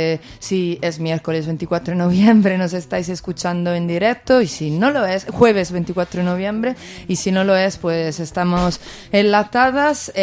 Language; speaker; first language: Spanish; native; Spanish